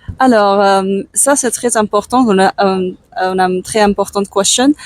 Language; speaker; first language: French; non-native, learner; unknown